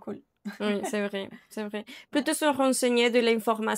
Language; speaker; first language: French; non-native, learner; Spanish